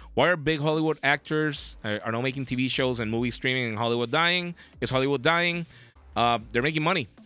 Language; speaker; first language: English; non-native, local second language; Spanish